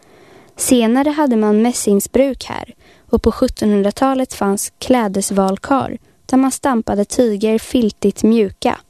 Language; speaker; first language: Swedish; native; Swedish